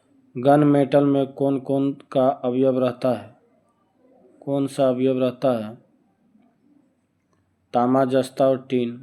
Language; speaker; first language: Hindi; native; Hindi